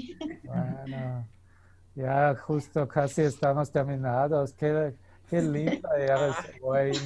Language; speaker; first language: Spanish; non-native, fluent; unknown